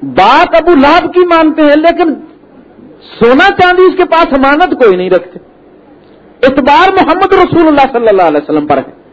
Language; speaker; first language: Urdu; non-native, local second language; Punjabi